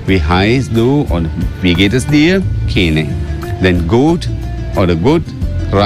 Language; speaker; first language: German; non-native, learner; Sinhala